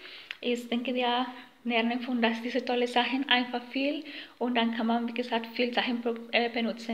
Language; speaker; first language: German; non-native, learner; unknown